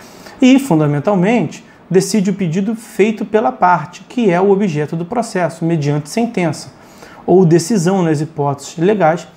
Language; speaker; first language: Portuguese; native; Portuguese